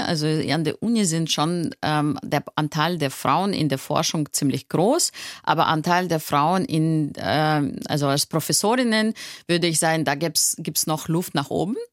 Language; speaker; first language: German; non-native, fluent; Russian